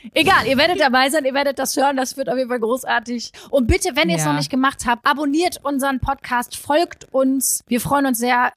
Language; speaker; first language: German; native; German